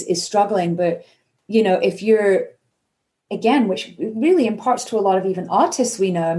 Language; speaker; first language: English; native; English